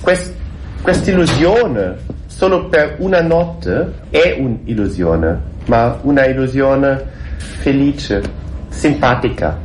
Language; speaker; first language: Italian; non-native, learner; German